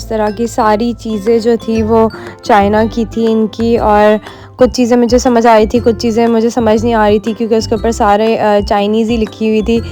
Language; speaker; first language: Urdu; native; Urdu